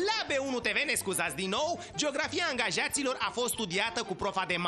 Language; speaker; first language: Romanian; native; Romanian